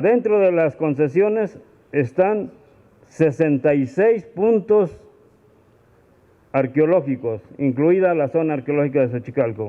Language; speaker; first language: Spanish; native; Spanish